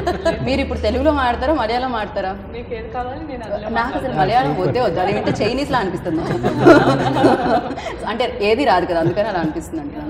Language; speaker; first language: Telugu; native; Telugu